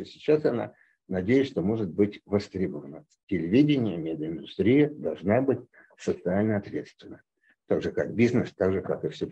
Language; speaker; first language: Russian; native; Russian